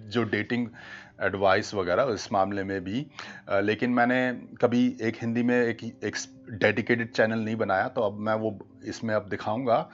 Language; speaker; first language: Hindi; native; Hindi